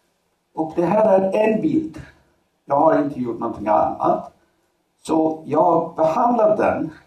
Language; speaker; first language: Swedish; non-native, fluent; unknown